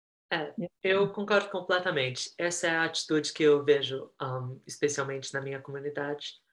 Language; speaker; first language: Portuguese; early bilingual, heritage; Portuguese